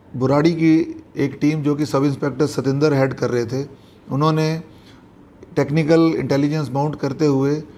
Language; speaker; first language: Hindi; native; Hindi